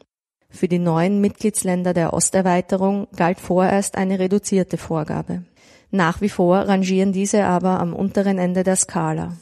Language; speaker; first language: German; native; German